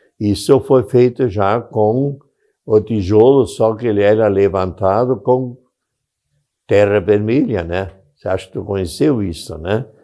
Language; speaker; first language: Portuguese; non-native, local second language; German